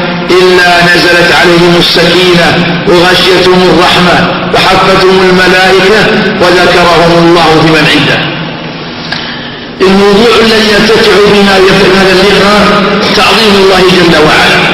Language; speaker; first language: Arabic; native; Arabic